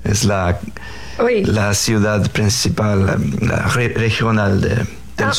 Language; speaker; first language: Spanish; non-native, fluent; Faroese